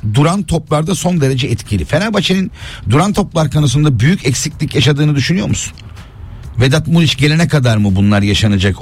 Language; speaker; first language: Turkish; early bilingual, heritage; Turkish